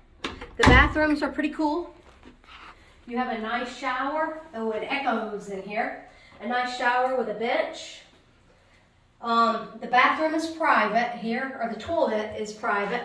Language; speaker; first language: English; native; English